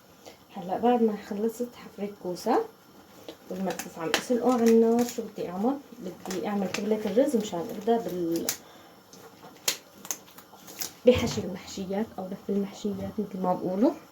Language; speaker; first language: Arabic; native; Arabic